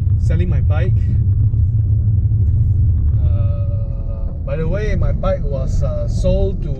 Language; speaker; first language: English; non-native, local second language; Min Nan Chinese